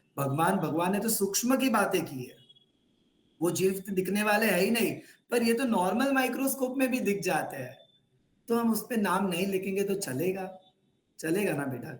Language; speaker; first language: Hindi; non-native, local second language; Gujarati